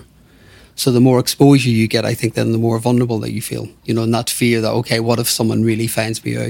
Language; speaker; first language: English; native; English